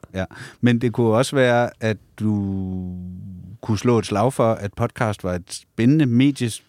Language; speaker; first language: Danish; native; Danish